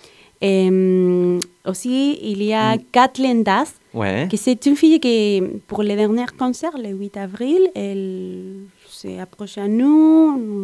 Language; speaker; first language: French; non-native, learner; Spanish